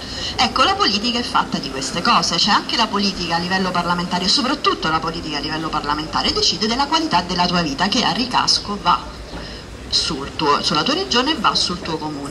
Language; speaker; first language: Italian; native; Italian